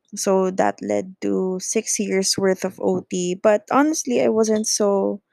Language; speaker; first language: English; non-native, local second language; Filipino